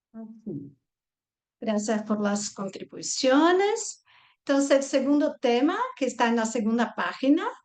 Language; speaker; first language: Spanish; non-native, fluent; Portuguese